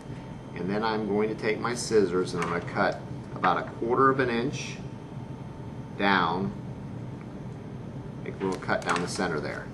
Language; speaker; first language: English; native; English